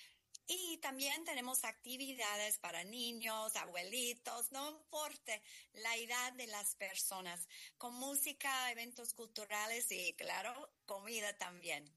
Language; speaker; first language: Spanish; non-native, learner; English